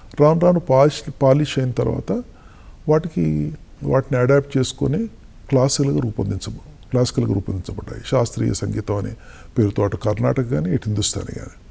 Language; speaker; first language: Telugu; native; Telugu